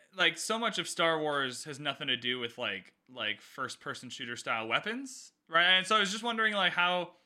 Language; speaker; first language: English; native; English